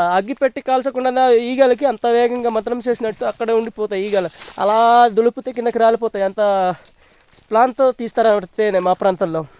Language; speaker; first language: Telugu; non-native, local second language; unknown